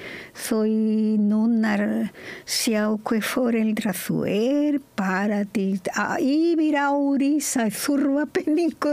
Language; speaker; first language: Icelandic; non-native, learner; Spanish